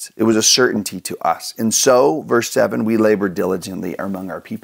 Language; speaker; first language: English; native; English